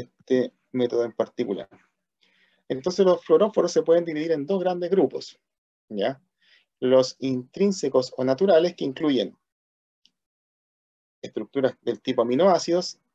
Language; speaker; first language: Spanish; native; Spanish